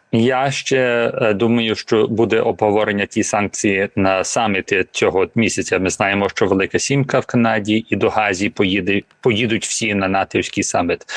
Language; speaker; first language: Ukrainian; early bilingual, heritage; Ukrainian